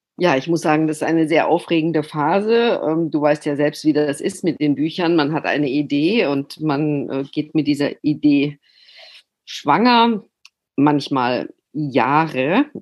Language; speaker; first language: German; native; German